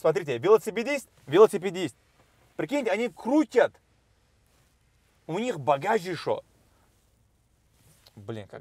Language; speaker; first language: Russian; native; Russian